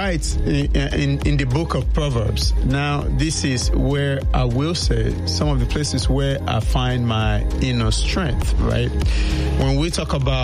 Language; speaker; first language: English; non-native, local second language; Yoruba